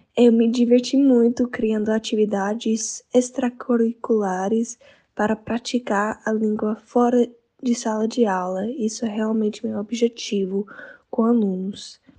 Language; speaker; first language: Portuguese; non-native, fluent; English